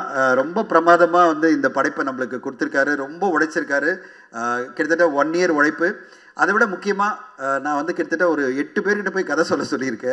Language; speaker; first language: Tamil; native; Tamil